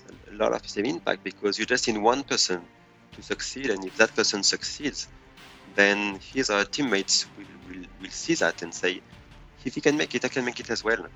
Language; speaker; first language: English; non-native, fluent; French